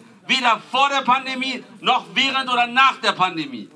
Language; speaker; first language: German; native; German